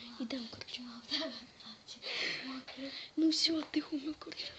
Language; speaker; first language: Ukrainian; native; Ukrainian